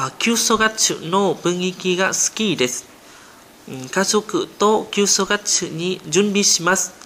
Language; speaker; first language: Japanese; non-native, learner; Vietnamese